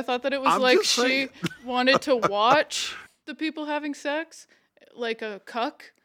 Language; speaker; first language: English; native; English